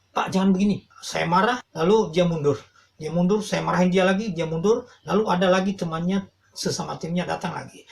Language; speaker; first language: Indonesian; non-native, local second language; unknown